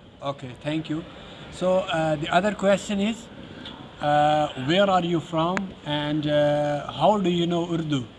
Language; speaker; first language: English; non-native, learner; Urdu